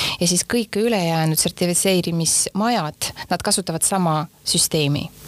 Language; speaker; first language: Estonian; non-native, local second language; Russian